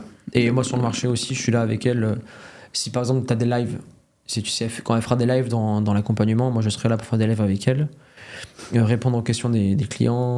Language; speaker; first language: French; native; French